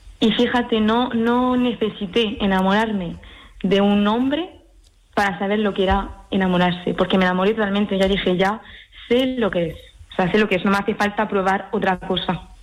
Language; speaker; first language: Spanish; early bilingual, heritage; French